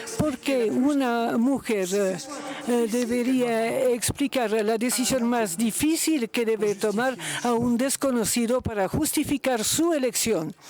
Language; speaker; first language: Spanish; non-native, fluent; Luxembourgish